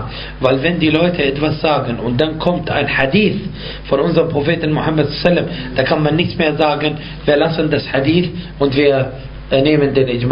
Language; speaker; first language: German; non-native, fluent; Arabic